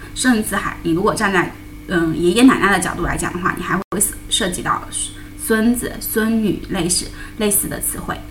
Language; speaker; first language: Chinese; native; Chinese